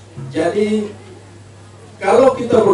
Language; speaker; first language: Indonesian; native; Indonesian